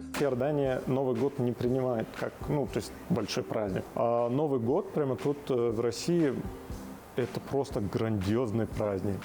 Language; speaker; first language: Russian; non-native, fluent; Arabic